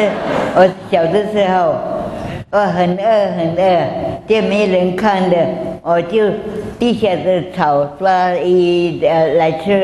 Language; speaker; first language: Chinese; non-native, local second language; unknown